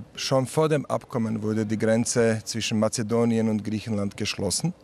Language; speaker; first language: German; non-native, fluent; Slovak